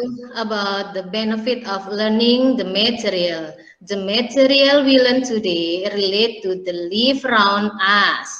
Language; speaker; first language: English; non-native, learner; Indonesian